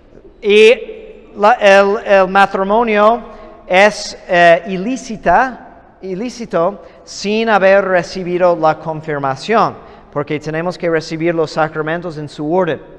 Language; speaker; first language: Spanish; non-native, fluent; English